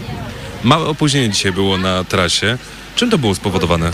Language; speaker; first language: Polish; native; Polish